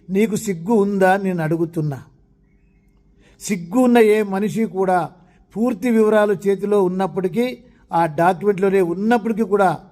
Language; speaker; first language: Telugu; native; Telugu